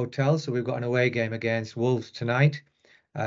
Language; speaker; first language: English; native; English